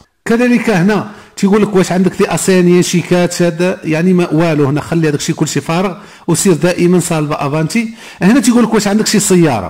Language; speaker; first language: Arabic; native; Arabic